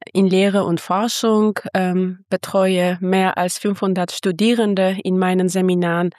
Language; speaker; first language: German; non-native, fluent; Armenian